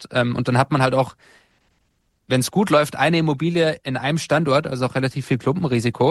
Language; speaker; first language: German; native; German